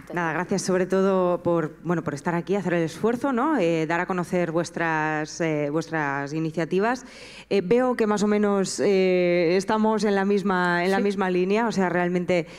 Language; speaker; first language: Spanish; native; Spanish